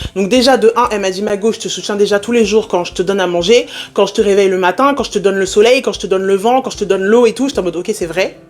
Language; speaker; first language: French; early bilingual, other home language; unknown